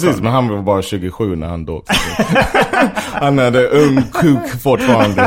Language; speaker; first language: Swedish; non-native, fluent; English